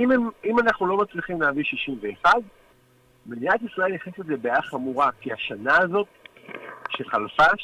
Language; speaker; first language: Hebrew; native; Hebrew